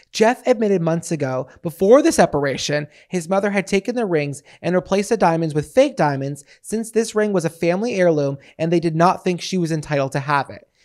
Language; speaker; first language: English; native; English